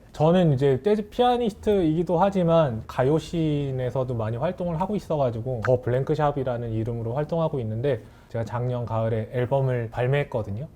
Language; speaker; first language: Korean; native; Korean